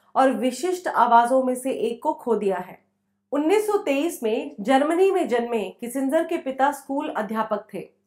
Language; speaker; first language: Hindi; native; Hindi